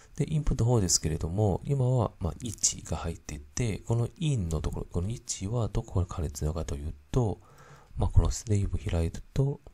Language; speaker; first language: Japanese; non-native, fluent; Cantonese